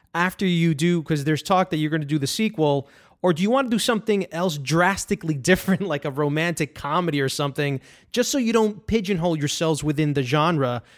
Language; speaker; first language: English; early bilingual, other home language; Spanish